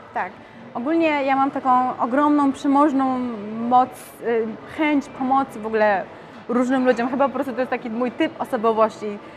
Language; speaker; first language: Polish; early bilingual, other home language; Mongolian